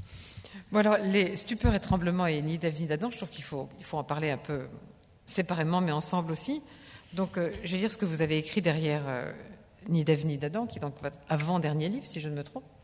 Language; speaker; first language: French; native; French